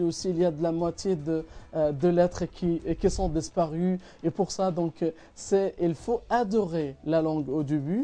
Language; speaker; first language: French; non-native, fluent; Arabic